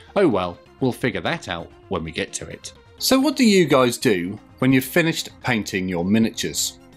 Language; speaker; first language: English; native; English